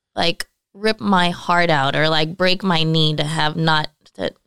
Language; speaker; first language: English; early bilingual, other home language; Filipino